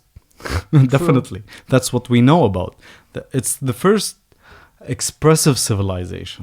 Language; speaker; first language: English; non-native, fluent; Arabic